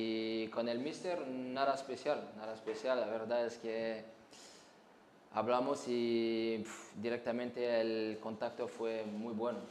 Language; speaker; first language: Spanish; non-native, learner; French